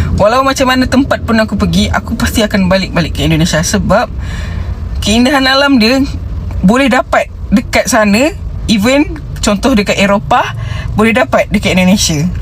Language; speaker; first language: Malay; native; Malay